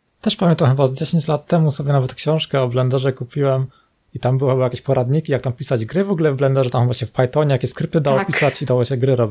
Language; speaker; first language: Polish; native; Polish